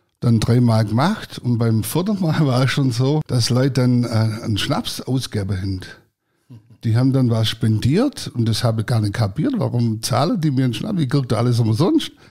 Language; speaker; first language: German; early bilingual, other home language; Croatian